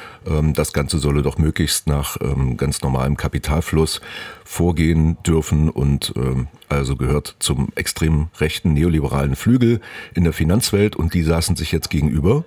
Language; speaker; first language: German; native; German